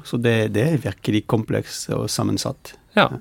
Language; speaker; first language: Norwegian; non-native, fluent; French